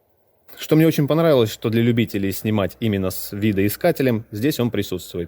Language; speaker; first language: Russian; native; Russian